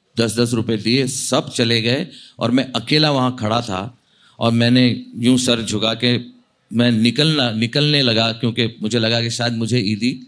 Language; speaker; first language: Hindi; non-native, local second language; Marathi